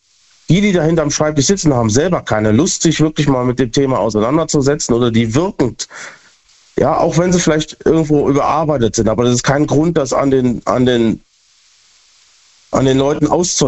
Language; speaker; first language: German; native; German